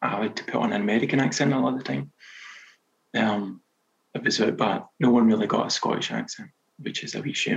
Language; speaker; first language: English; native; English